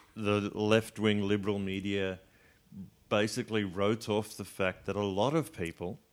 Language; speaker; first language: English; native; English